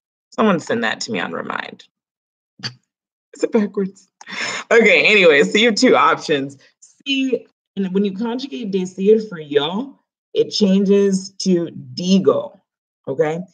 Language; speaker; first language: English; early bilingual, other home language; Spanish